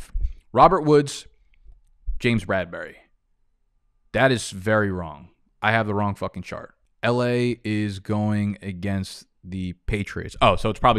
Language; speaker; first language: English; native; English